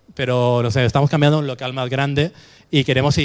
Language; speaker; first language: Spanish; native; Spanish